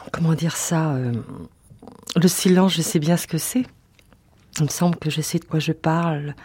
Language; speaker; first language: French; native; French